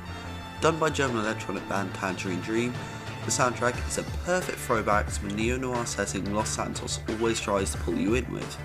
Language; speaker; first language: English; native; English